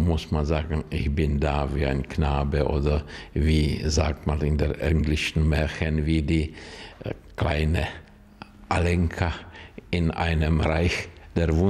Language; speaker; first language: German; non-native, learner; Czech